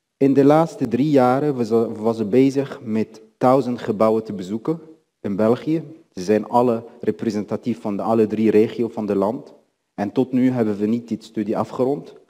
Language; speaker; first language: Dutch; non-native, fluent; Arabic